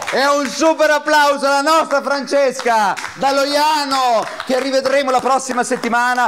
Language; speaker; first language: Italian; native; Italian